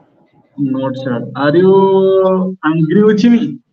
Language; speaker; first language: English; non-native, local second language; Odia